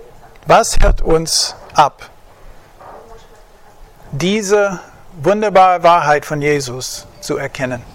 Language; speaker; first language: German; non-native, fluent; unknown